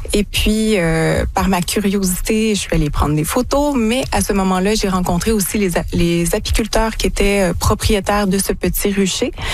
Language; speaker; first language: French; native; French